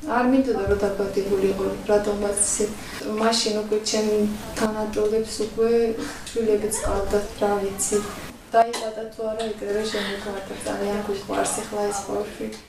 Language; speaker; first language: Georgian; non-native, local second language; Azerbaijani